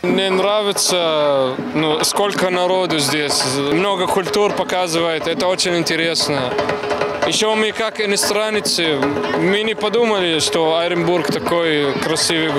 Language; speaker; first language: Russian; non-native, learner; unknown